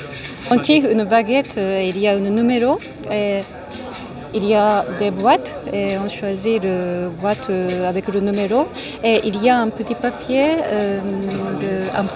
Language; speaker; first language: French; non-native, learner; Japanese